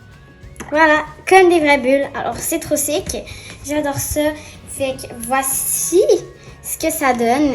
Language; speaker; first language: French; native; French